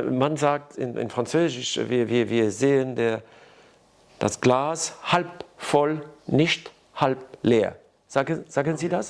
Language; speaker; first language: German; non-native, learner; French